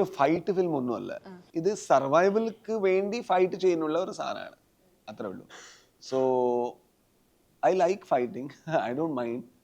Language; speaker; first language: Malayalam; non-native, learner; Tulu